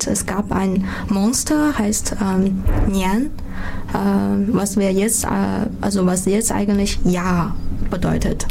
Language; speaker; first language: German; non-native, fluent; Chinese